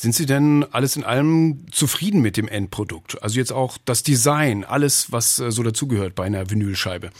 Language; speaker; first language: German; native; German